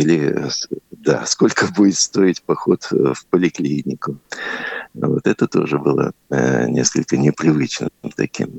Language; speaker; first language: Russian; native; Russian